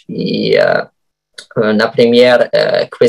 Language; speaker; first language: Russian; non-native, fluent; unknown